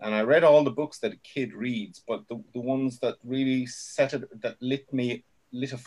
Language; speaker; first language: English; native; English